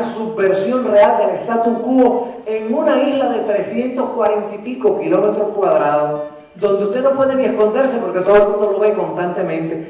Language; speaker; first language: Spanish; native; Spanish